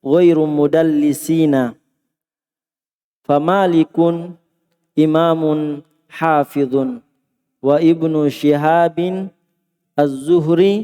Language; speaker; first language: Arabic; non-native, learner; Indonesian